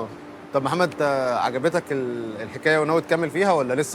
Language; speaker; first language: Arabic; native; Arabic